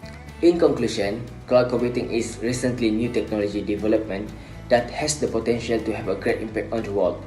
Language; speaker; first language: English; non-native, local second language; Malay